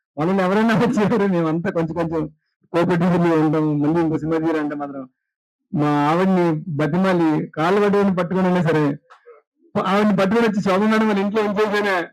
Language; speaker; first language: Telugu; native; Telugu